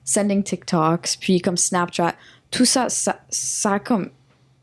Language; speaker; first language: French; non-native, local second language; English